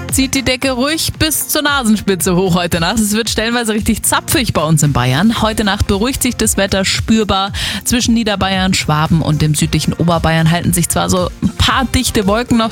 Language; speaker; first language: German; native; German